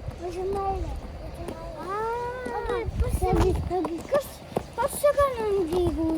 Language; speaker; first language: Korean; early bilingual, heritage; Korean